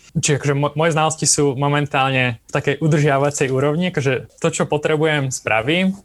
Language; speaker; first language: Slovak; native; Slovak